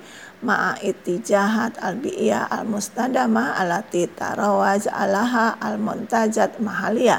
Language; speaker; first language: Arabic; non-native, fluent; Indonesian